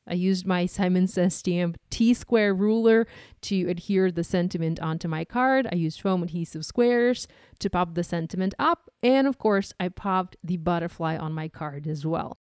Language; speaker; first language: English; non-native, fluent; Ukrainian